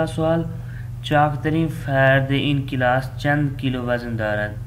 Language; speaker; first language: Persian; non-native, fluent; Urdu